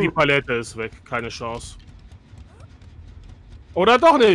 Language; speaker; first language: German; native; German